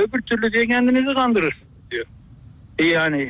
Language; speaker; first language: Turkish; native; Turkish